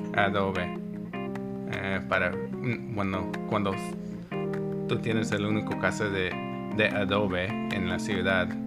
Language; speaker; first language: Spanish; non-native, learner; English